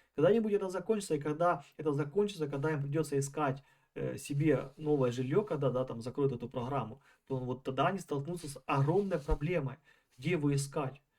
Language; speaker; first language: Russian; native; Russian